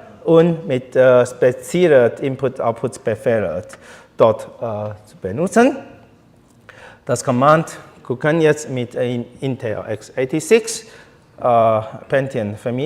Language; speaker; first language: German; non-native, learner; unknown